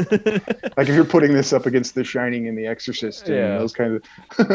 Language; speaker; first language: English; native; English